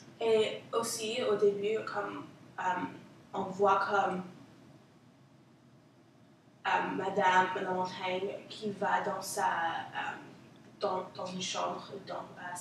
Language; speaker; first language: French; non-native, local second language; English